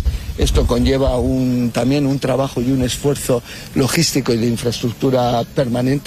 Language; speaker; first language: Spanish; native; Spanish